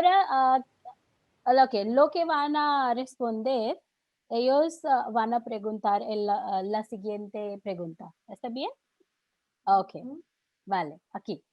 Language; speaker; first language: Spanish; non-native, learner; Hindi